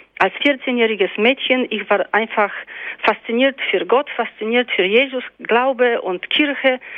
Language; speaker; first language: German; non-native, fluent; Polish